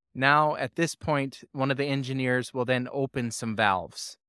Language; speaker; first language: English; native; English